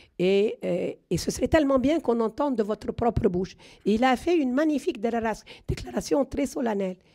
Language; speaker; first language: French; non-native, local second language; Arabic